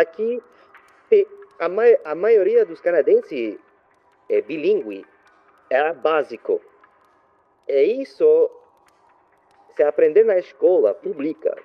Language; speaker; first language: Portuguese; non-native, learner; French